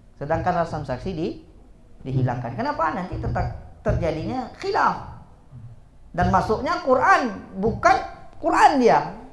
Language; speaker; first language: Malay; native; Malay